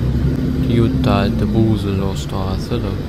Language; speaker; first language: German; native; German